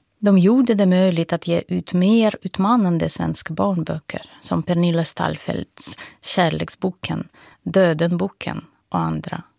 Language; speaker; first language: Swedish; non-native, fluent; Russian